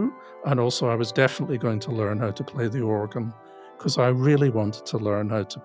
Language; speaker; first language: English; native; English